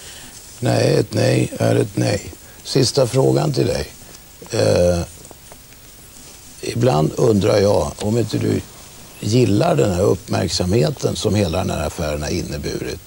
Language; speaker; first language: Swedish; native; Swedish